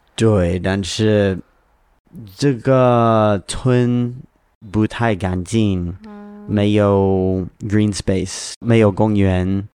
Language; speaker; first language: Chinese; non-native, learner; English